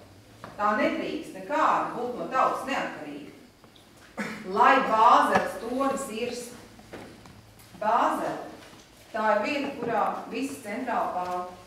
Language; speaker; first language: Latvian; native; Latvian